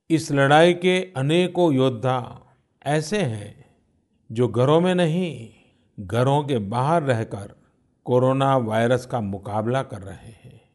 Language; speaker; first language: Hindi; non-native, local second language; Gujarati